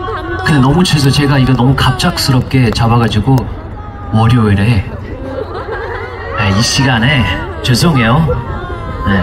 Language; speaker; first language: Korean; non-native, fluent; English